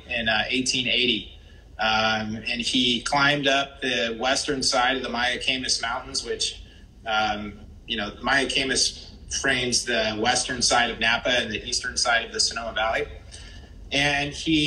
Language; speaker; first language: English; native; English